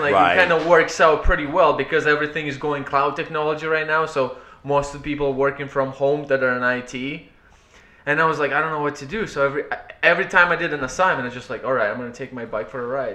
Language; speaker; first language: English; non-native, fluent; Ukrainian